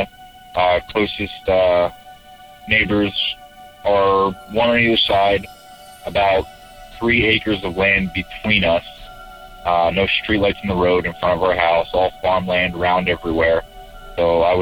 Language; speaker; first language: English; native; English